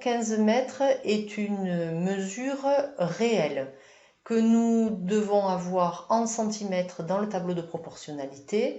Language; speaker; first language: French; native; French